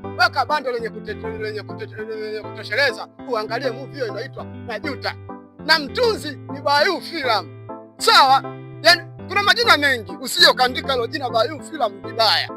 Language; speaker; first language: Swahili; native; Swahili